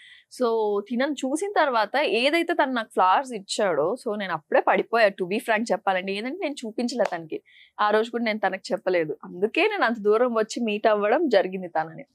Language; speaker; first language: Telugu; native; Telugu